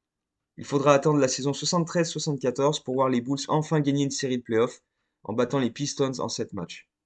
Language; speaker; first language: French; native; French